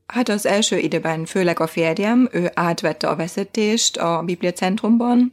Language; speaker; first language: Hungarian; non-native, fluent; German